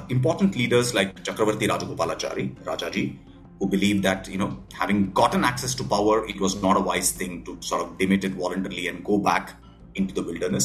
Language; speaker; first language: English; non-native, local second language; Tamil